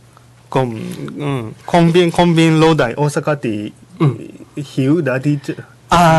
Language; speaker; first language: Vietnamese; non-native, fluent; Japanese